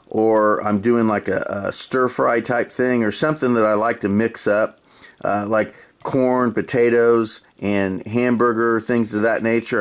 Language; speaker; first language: English; native; English